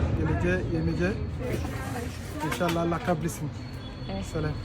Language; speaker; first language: Turkish; non-native, learner; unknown